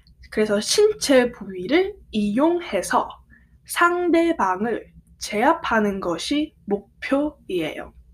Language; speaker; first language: Korean; early bilingual, heritage; Korean